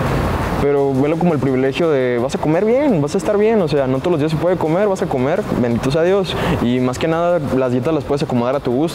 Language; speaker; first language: Spanish; native; Spanish